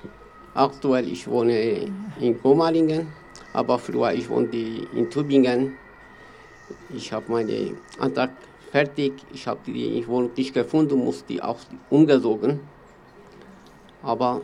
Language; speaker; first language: German; non-native, learner; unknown